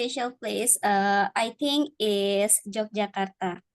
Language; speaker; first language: English; non-native, learner; Indonesian